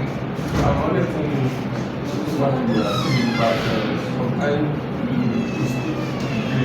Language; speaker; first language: English; non-native, learner; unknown